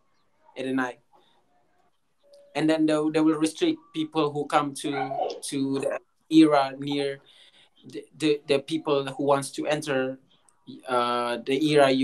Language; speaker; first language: English; non-native, learner; Indonesian